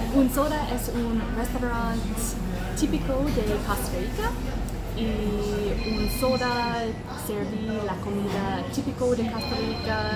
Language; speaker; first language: Spanish; non-native, learner; English